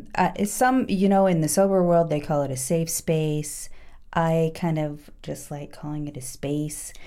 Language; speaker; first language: English; native; English